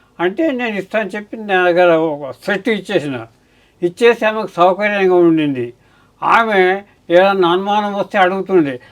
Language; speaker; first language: Telugu; native; Telugu